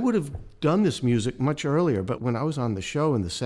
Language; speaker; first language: English; native; English